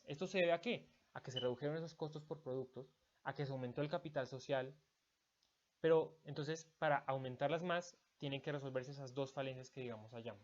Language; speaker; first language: Spanish; native; Spanish